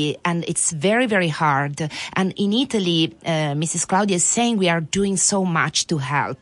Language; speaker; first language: English; non-native, fluent; Italian